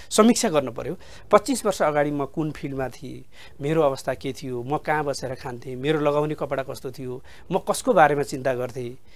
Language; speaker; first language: Nepali; native; Nepali